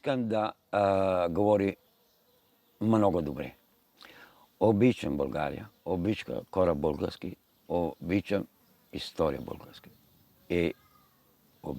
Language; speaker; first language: Bulgarian; non-native, learner; Italian